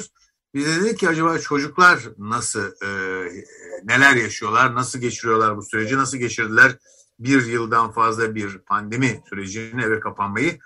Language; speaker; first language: Turkish; native; Turkish